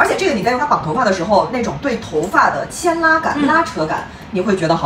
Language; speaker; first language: Chinese; native; Chinese